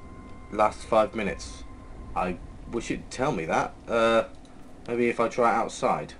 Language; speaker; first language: English; native; English